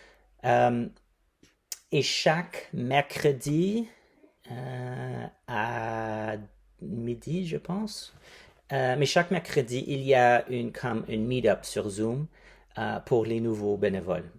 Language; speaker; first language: French; non-native, fluent; English